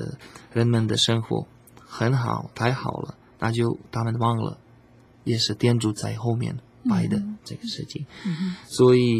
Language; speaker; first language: Chinese; non-native, learner; Slovak